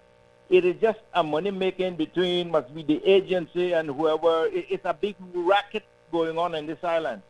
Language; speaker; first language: English; native; English